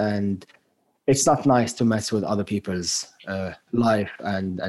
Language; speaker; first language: English; non-native, fluent; French